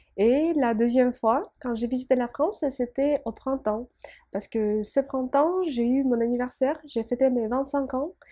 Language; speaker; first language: French; non-native, fluent; Russian